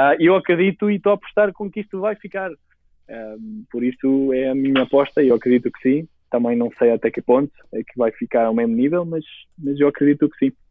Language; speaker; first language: Portuguese; non-native, fluent; Spanish